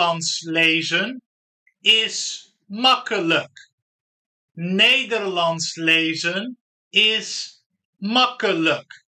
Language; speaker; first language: Dutch; non-native, fluent; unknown